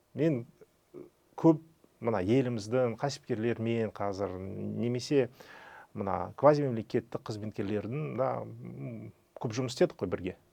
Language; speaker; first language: Kazakh; non-native, fluent; Russian